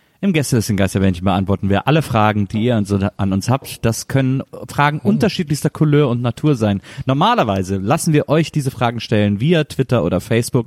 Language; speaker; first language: German; native; German